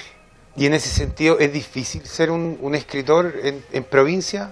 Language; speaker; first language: Spanish; native; Spanish